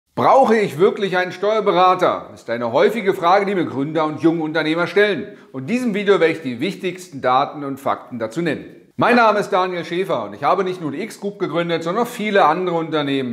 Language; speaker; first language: German; native; German